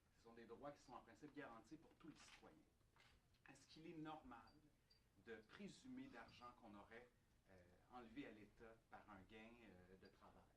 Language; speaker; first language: French; native; French